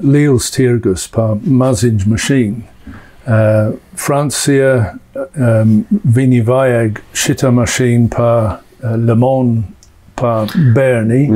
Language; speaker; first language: Latvian; non-native, learner; English